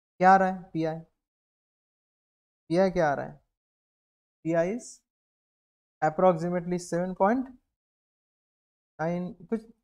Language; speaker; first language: Hindi; native; Hindi